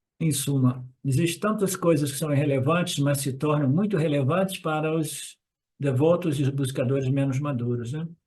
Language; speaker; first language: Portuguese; non-native, fluent; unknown